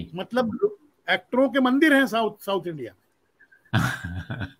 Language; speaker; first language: Hindi; non-native, local second language; Marathi